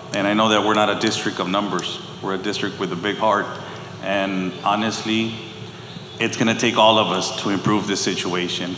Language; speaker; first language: English; early bilingual, other home language; Spanish